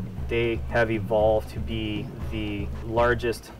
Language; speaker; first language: English; native; English